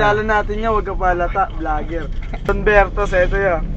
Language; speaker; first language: Filipino; native; Filipino